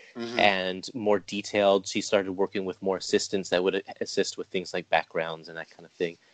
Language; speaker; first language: English; native; English